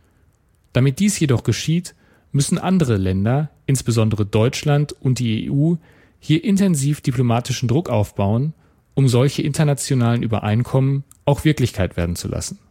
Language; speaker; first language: German; native; German